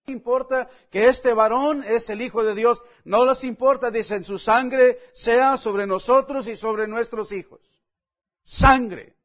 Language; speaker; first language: Spanish; non-native, fluent; English